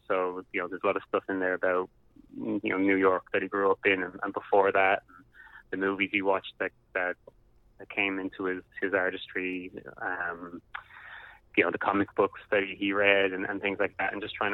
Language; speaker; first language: English; native; English